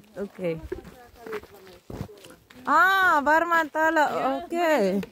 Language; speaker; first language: Finnish; non-native, learner; Filipino